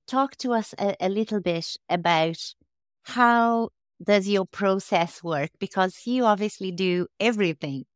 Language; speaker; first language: English; non-native, fluent; Portuguese